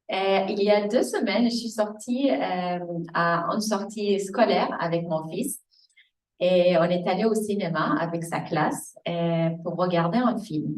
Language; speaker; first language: French; non-native, fluent; Arabic